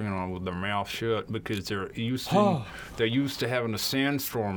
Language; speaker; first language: English; native; English